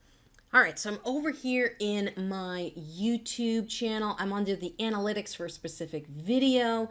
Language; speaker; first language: English; native; English